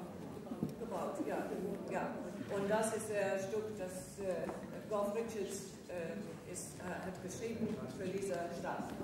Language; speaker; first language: German; non-native, learner; English